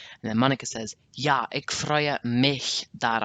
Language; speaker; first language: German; non-native, learner; English